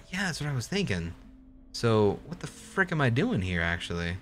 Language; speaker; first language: English; native; English